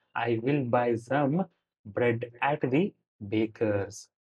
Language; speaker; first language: English; non-native, local second language; Kannada